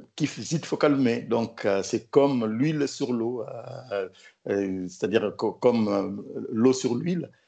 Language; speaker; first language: French; non-native, local second language; Lingala